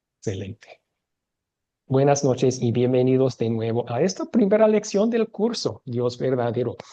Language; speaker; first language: Spanish; non-native, fluent; English